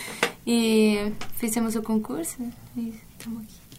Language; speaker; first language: Portuguese; non-native, fluent; Spanish